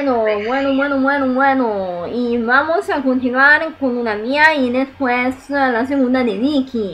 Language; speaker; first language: Spanish; non-native, learner; Italian